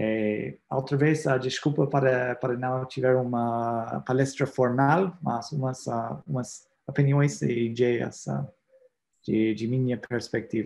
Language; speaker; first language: Portuguese; non-native, fluent; English